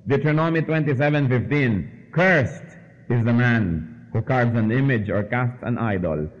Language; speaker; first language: English; non-native, local second language; Filipino